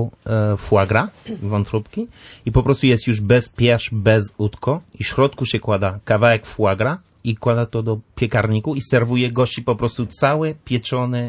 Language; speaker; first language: Polish; non-native, learner; French